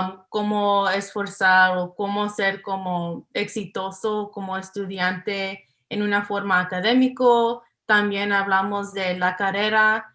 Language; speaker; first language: Spanish; early bilingual, heritage; English